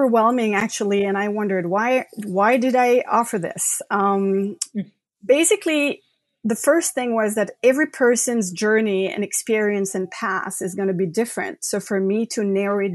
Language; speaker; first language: English; non-native, fluent; French